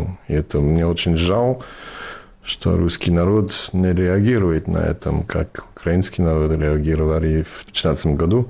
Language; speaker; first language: Russian; non-native, fluent; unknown